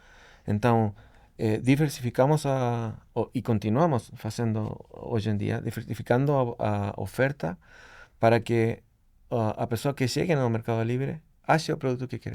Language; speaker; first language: Portuguese; non-native, fluent; Spanish